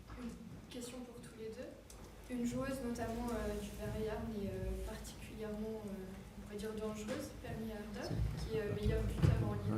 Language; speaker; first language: French; native; French